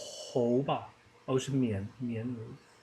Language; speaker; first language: Chinese; non-native, learner; Dutch